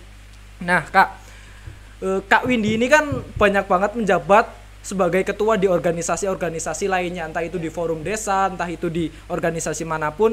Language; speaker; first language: Indonesian; native; Indonesian